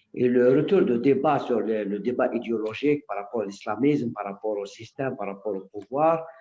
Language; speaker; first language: French; non-native, local second language; Arabic